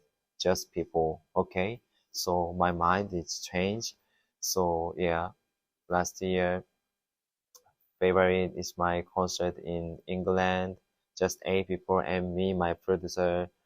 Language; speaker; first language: English; non-native, learner; Korean